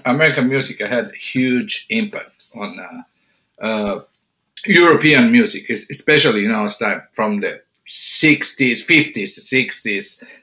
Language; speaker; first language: English; non-native, fluent; Italian